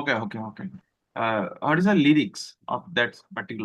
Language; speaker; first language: English; non-native, local second language; Bangla